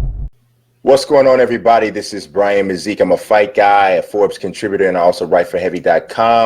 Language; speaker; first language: English; native; English